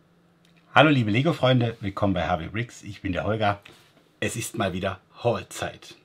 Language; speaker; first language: German; native; German